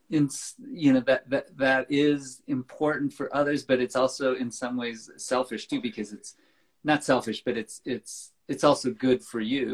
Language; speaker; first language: English; native; English